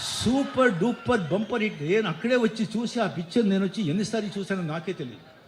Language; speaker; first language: Telugu; non-native, fluent; Marathi